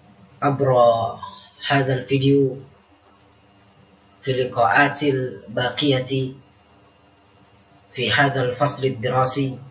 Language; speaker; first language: Arabic; non-native, fluent; Indonesian